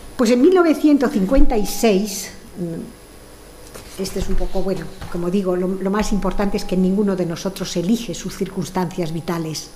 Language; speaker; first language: Spanish; early bilingual, other home language; French